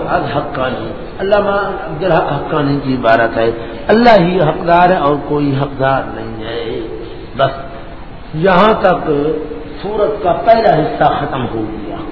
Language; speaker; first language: Urdu; non-native, local second language; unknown